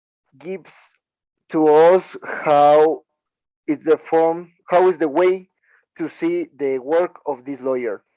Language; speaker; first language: English; non-native, learner; Spanish